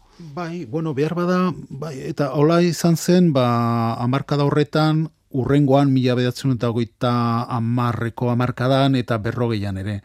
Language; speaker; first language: Basque; non-native, local second language; Spanish